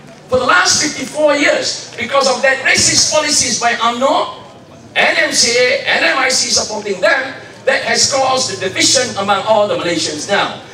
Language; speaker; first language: English; non-native, local second language; Malay